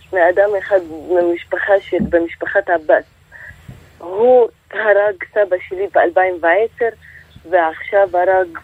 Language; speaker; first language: Hebrew; non-native, local second language; Arabic